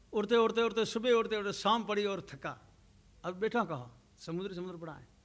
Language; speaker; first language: Hindi; non-native, local second language; Rajasthani